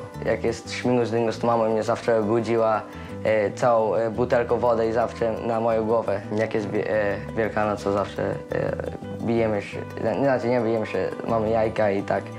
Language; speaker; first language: Polish; early bilingual, heritage; Polish